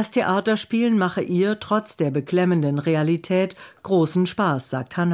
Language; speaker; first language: German; native; German